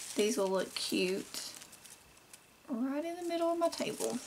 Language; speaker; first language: English; native; English